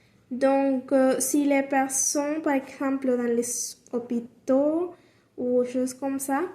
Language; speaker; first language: French; non-native, learner; Spanish